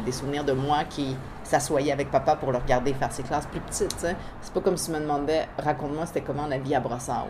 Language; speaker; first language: French; early bilingual, other home language; Spanish